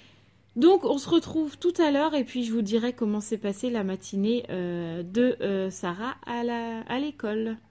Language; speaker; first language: French; native; French